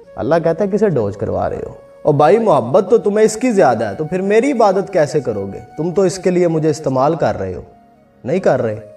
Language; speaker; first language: Urdu; non-native, local second language; Punjabi